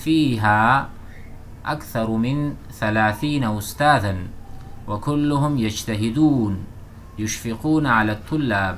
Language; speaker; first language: Arabic; non-native, fluent; Urdu